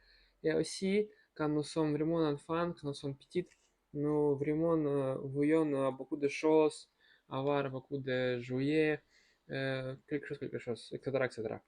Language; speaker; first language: French; non-native, learner; Russian